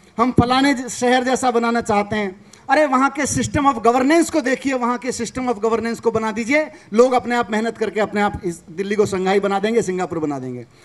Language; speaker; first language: Hindi; native; Hindi